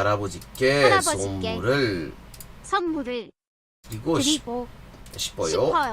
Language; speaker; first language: Korean; non-native, learner; English